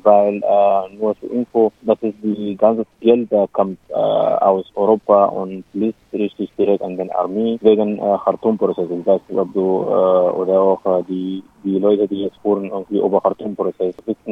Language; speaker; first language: German; non-native, local second language; Arabic